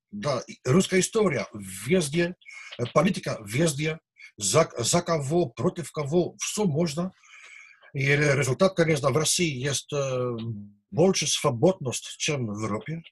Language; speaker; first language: Russian; non-native, learner; Dutch